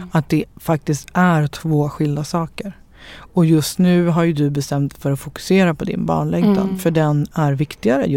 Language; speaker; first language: Swedish; native; Swedish